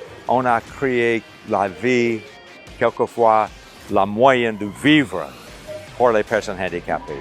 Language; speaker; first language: French; non-native, local second language; Haitian Creole